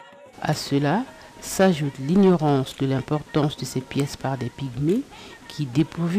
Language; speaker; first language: French; non-native, local second language; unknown